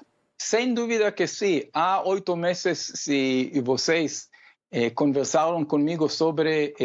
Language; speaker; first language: Portuguese; non-native, fluent; Hebrew